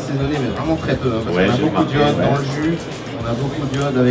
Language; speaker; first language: French; native; French